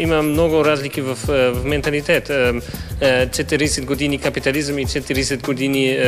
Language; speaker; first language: Bulgarian; non-native, fluent; German